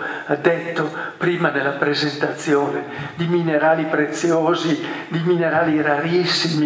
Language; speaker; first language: Italian; native; Italian